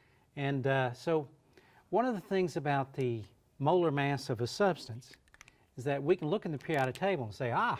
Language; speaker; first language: English; native; English